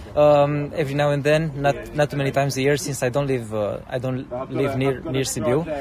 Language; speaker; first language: English; non-native, fluent; Romanian